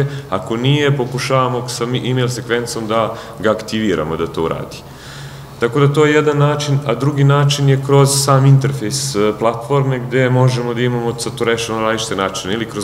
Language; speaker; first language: Serbian; native; Serbian